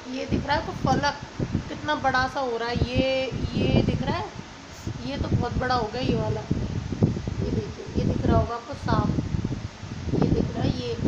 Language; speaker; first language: Hindi; native; Hindi